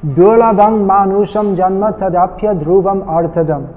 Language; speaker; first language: Hindi; non-native, fluent; English